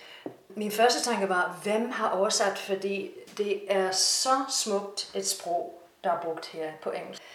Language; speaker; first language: Danish; non-native, fluent; English